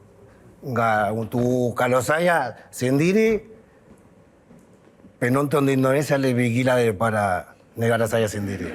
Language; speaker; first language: Indonesian; non-native, fluent; Spanish